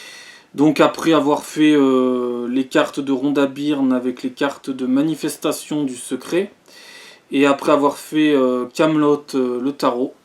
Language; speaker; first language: French; native; French